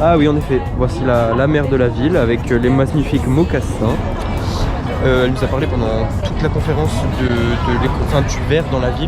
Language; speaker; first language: French; native; French